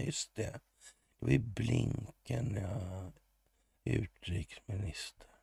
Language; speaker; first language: Swedish; native; Swedish